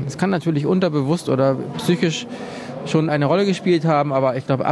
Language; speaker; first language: German; native; German